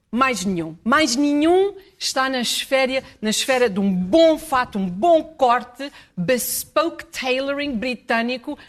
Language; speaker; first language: Portuguese; early bilingual, heritage; Portuguese